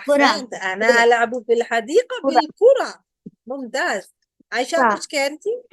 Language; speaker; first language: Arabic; non-native, fluent; Urdu